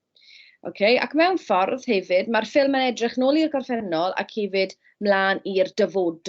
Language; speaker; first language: Welsh; non-native, fluent; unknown